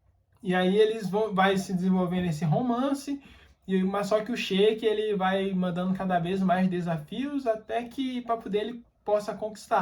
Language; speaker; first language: Portuguese; native; Portuguese